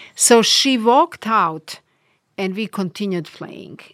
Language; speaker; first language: English; non-native, fluent; Bosnian